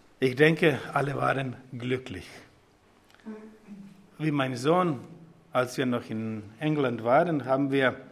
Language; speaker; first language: German; non-native, fluent; Serbian